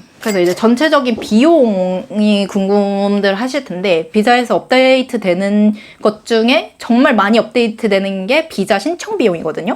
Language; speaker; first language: Korean; native; Korean